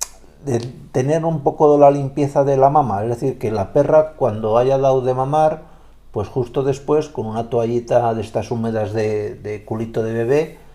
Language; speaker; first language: Spanish; native; Spanish